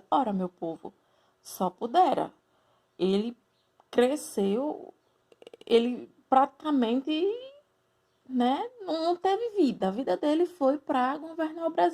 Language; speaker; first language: Portuguese; native; Portuguese